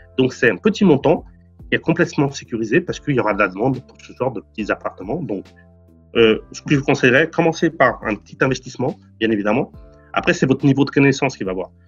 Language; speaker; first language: French; non-native, fluent; Portuguese